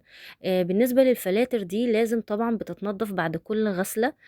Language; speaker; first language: Arabic; native; Arabic